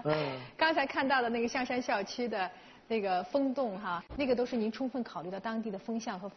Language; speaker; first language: Chinese; native; Chinese